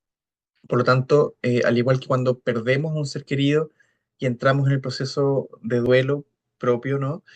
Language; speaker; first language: Spanish; native; Spanish